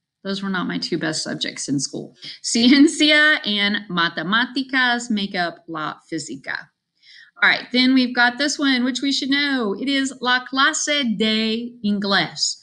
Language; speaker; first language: English; native; English